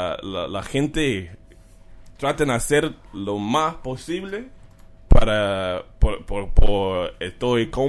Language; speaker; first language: Spanish; non-native, learner; English